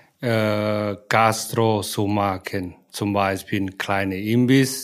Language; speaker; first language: German; non-native, fluent; Lao